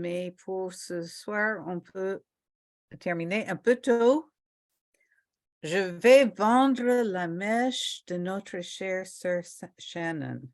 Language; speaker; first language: French; non-native, local second language; Haitian Creole